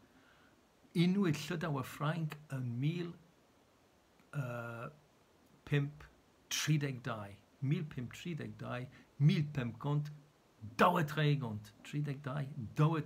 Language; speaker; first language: Welsh; native; Welsh